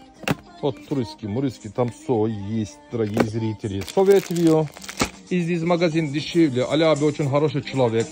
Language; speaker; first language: Russian; non-native, learner; Turkish